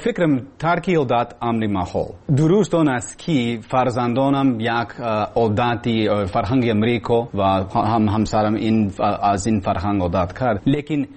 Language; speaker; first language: Persian; non-native, learner; English